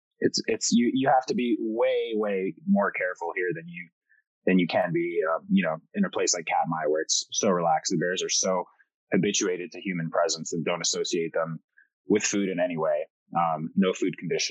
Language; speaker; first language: English; early bilingual, other home language; French